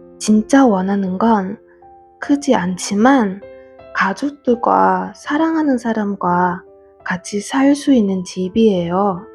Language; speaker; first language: Korean; non-native, fluent; Vietnamese